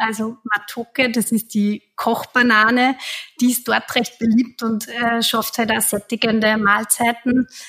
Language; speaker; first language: German; native; German